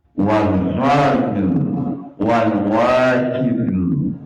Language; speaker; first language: Arabic; non-native, fluent; Indonesian